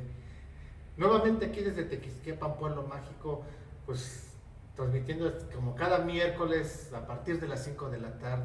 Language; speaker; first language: Spanish; native; Spanish